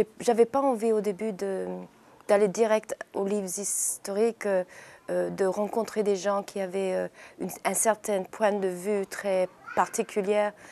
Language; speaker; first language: French; early bilingual, heritage; English